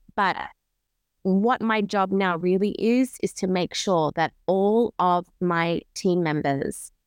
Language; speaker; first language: English; native; English